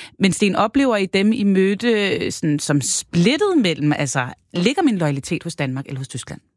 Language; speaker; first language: Danish; native; Danish